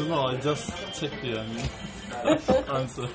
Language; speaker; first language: English; non-native, learner; Turkish